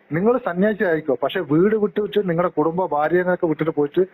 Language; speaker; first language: Malayalam; non-native, local second language; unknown